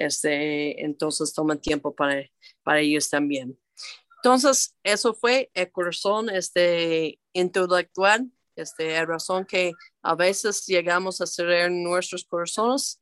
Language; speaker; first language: Spanish; non-native, fluent; English